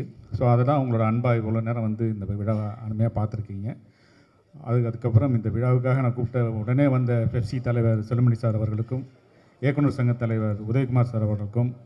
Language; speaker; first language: Tamil; native; Tamil